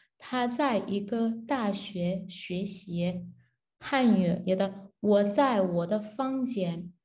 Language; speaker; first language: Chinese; non-native, learner; Turkish